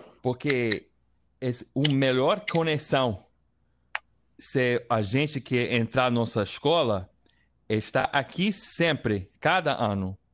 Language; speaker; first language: Portuguese; non-native, learner; English